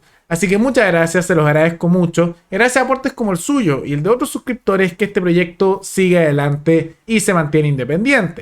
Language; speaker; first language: Spanish; native; Spanish